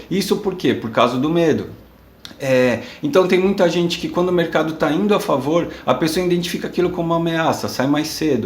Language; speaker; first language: Portuguese; native; Portuguese